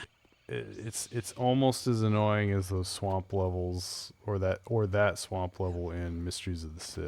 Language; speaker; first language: English; native; English